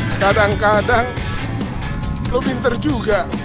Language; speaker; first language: Indonesian; native; Indonesian